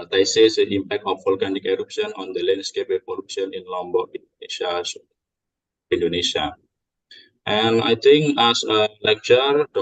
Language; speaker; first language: English; non-native, learner; Indonesian